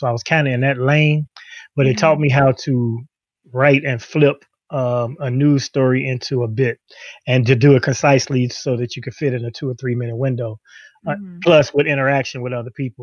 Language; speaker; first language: English; native; English